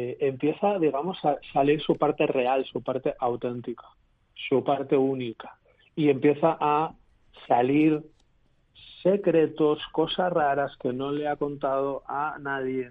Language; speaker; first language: Spanish; native; Spanish